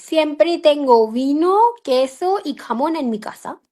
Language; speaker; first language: Spanish; non-native, fluent; Hindi